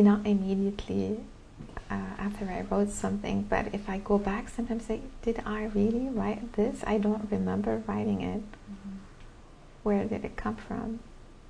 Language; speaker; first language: English; non-native, fluent; Arabic